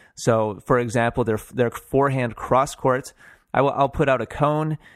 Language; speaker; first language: English; native; English